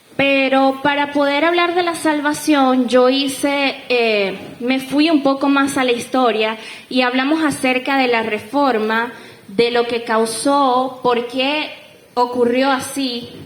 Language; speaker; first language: Spanish; native; Spanish